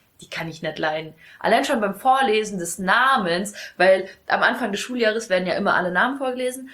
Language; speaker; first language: German; early bilingual, other home language; Russian